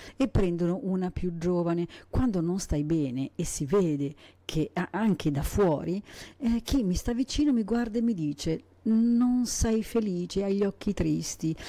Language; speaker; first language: Italian; native; Italian